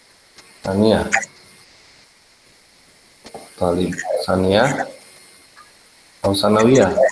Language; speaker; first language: Arabic; non-native, fluent; Indonesian